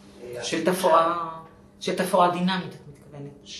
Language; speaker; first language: Hebrew; native; Hebrew